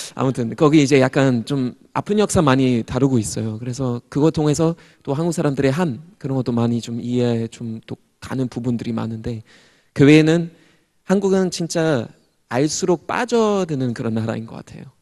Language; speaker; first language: Korean; non-native, fluent; German